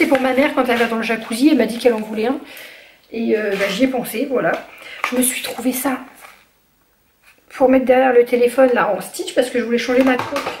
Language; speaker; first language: French; native; French